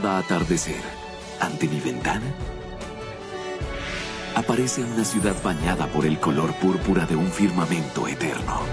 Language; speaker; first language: Spanish; native; Spanish